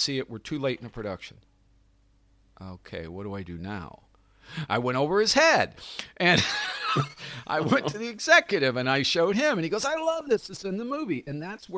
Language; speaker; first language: English; native; English